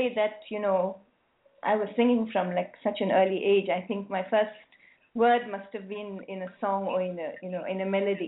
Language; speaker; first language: English; native; English